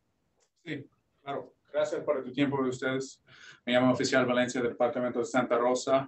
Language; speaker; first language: Spanish; early bilingual, heritage; Spanish